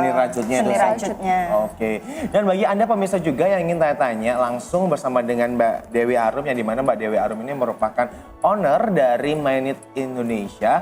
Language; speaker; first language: Indonesian; native; Indonesian